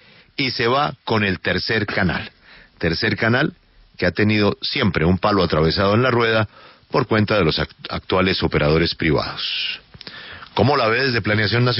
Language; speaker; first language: Spanish; native; Spanish